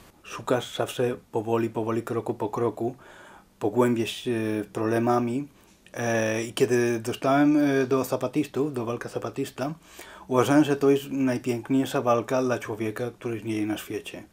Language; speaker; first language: Polish; non-native, learner; Spanish